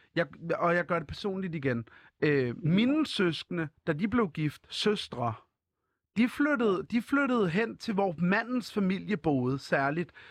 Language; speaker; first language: Danish; early bilingual, other home language; Arabic